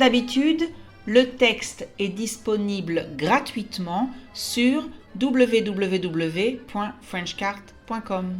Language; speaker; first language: French; native; French